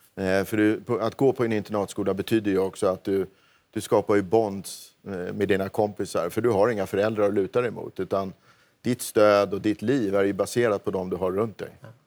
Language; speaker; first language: Swedish; native; Swedish